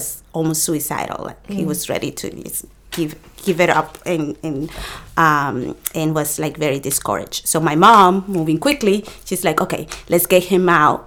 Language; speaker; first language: English; non-native, fluent; Spanish